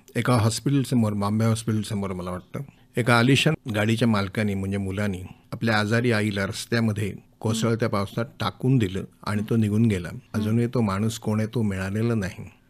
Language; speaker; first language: Marathi; native; Marathi